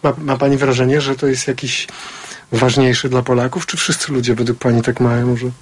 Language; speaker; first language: Polish; native; Polish